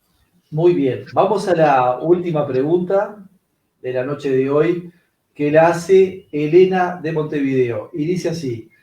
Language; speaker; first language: Spanish; native; Spanish